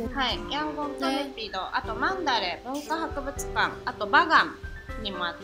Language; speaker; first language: Japanese; native; Japanese